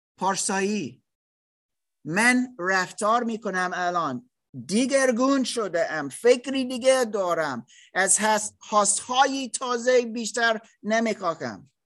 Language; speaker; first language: Persian; non-native, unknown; English